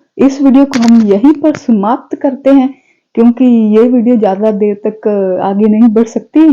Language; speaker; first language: Hindi; non-native, local second language; Punjabi